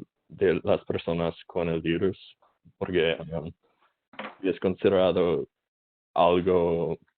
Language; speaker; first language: Spanish; non-native, learner; English